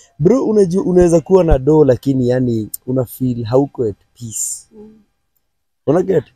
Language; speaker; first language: Swahili; native; Swahili